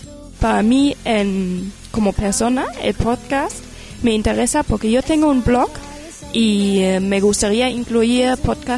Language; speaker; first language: Spanish; non-native, fluent; German